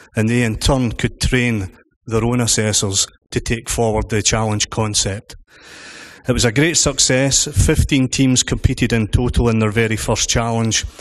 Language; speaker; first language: English; native; English